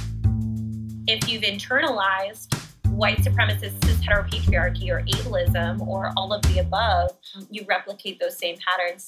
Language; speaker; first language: English; native; English